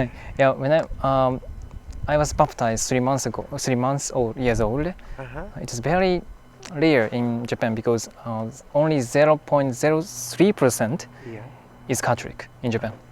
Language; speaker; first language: English; non-native, fluent; Japanese